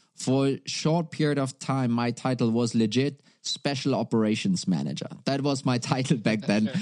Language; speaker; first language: English; non-native, fluent; German